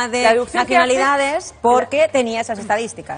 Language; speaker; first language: Spanish; native; Spanish